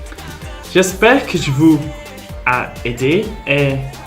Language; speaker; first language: French; non-native, local second language; Persian